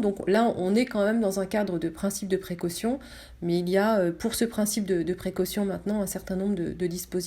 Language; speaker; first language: French; native; French